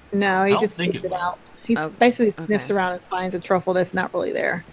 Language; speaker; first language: English; native; English